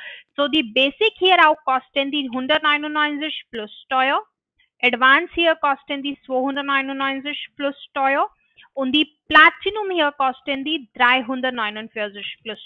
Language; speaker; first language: German; non-native, learner; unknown